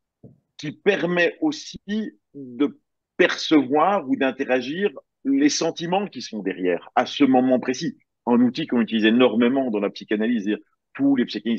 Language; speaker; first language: French; native; French